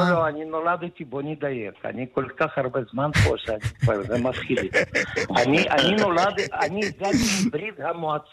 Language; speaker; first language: Hebrew; early bilingual, other home language; Russian